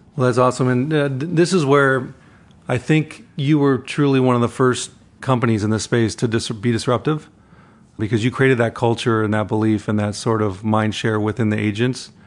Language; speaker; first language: English; native; English